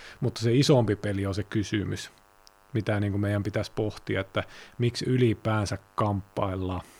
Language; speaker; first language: Finnish; native; Finnish